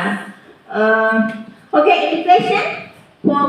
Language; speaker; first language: English; non-native, learner; Indonesian